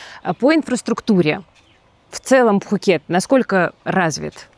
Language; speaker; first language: Russian; native; Russian